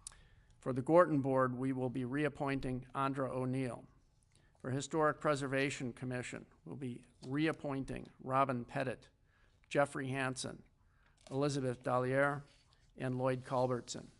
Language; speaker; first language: English; native; English